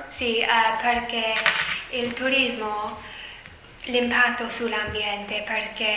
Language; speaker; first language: Italian; non-native, learner; English